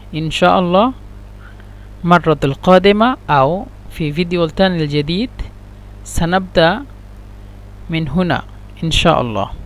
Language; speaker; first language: Egyptian Arabic; non-native, learner; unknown